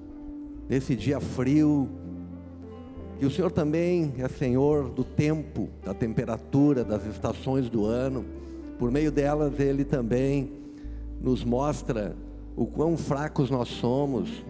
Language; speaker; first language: Portuguese; native; Portuguese